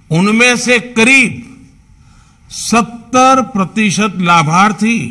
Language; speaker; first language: Hindi; non-native, local second language; Gujarati